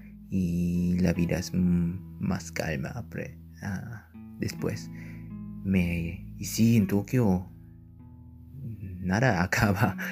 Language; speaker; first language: Spanish; non-native, learner; German